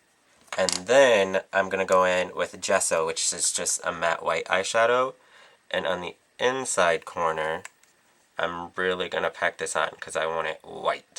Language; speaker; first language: English; native; English